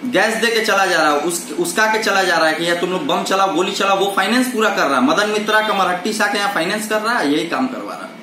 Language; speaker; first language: Hindi; native; Hindi